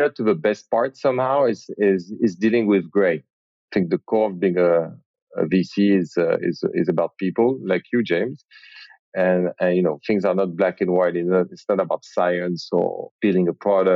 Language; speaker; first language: English; non-native, fluent; French